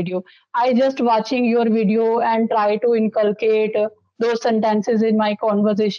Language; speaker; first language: English; non-native, local second language; Dogri